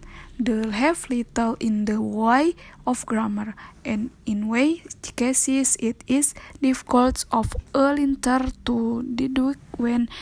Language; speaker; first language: English; non-native, learner; Indonesian